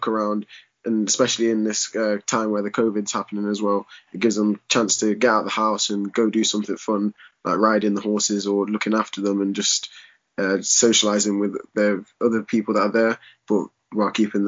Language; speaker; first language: English; native; English